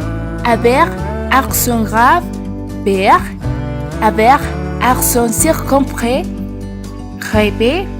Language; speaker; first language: French; non-native, learner; Spanish